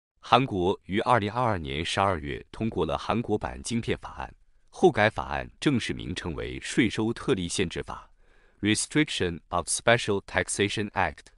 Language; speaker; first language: Chinese; native; Chinese